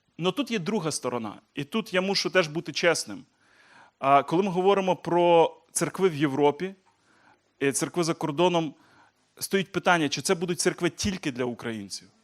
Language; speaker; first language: Ukrainian; native; Ukrainian